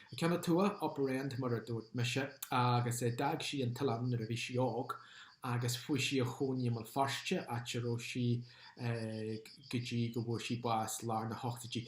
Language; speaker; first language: Irish; non-native, local second language; English